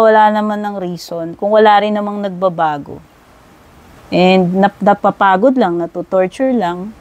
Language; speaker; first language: Filipino; native; Filipino